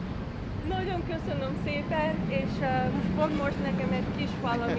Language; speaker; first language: Hungarian; non-native, learner; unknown